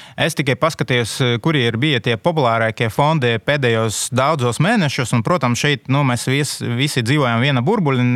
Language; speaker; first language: Latvian; non-native, local second language; Russian